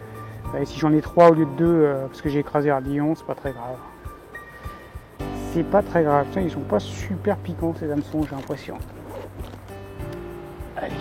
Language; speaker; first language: French; native; French